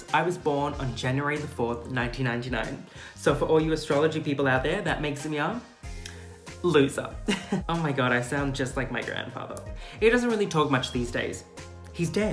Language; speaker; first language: English; native; English